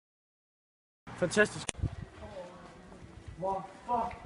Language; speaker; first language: Danish; native; Danish